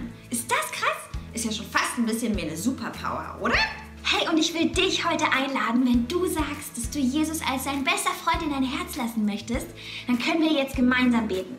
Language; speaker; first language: German; native; German